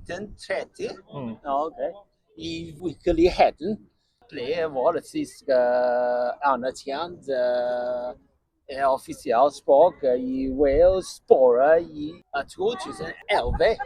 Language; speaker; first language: Norwegian; non-native, learner; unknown